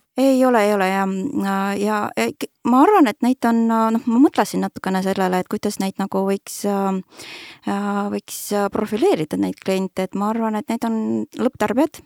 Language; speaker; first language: Estonian; non-native, local second language; Russian